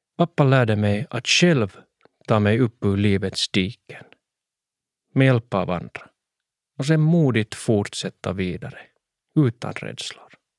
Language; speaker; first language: Swedish; native; Swedish